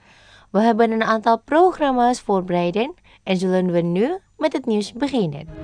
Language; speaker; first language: Dutch; non-native, learner; Indonesian